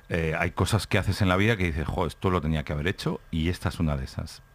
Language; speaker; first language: Spanish; native; Spanish